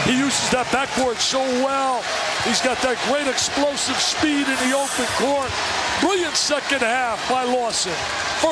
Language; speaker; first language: English; native; English